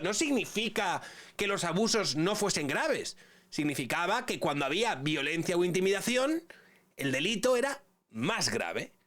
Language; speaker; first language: Spanish; native; Spanish